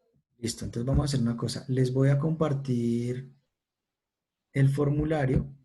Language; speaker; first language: Spanish; native; Spanish